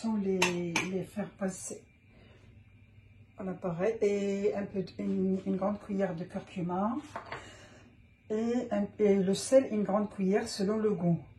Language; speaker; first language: French; non-native, local second language; Arabic